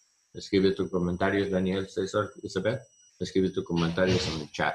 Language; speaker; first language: Spanish; non-native, learner; English